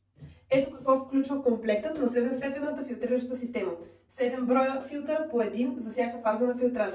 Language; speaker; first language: Bulgarian; native; Bulgarian